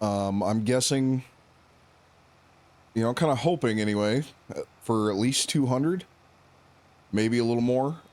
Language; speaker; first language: English; native; English